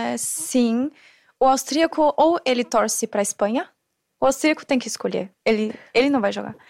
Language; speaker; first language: Portuguese; non-native, fluent; German